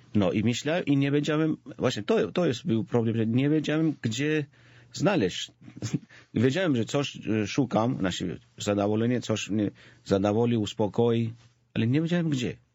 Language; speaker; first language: Polish; non-native, fluent; Georgian